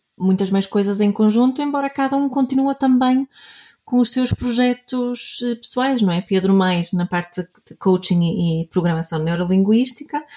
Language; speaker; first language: Portuguese; non-native, fluent; Swedish